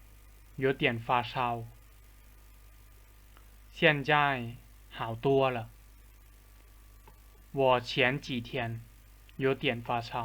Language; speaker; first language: Chinese; non-native, fluent; Lao